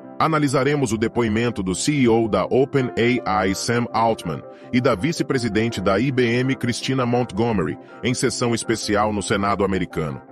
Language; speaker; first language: Portuguese; native; Portuguese